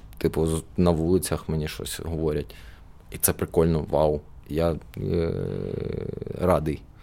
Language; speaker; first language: Ukrainian; non-native, local second language; Russian